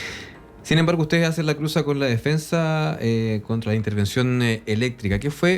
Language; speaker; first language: Spanish; native; Spanish